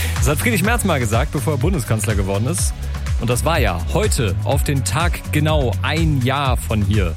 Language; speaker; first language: German; native; German